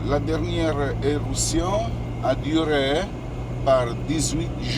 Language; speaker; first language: French; non-native, learner; Italian